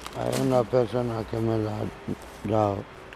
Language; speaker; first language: Spanish; non-native, learner; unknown